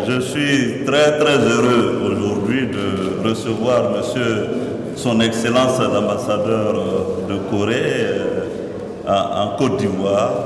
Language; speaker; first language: French; native; French